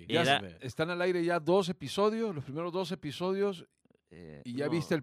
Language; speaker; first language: Spanish; native; Spanish